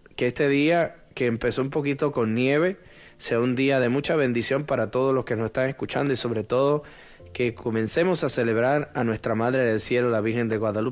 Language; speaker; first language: Spanish; native; Spanish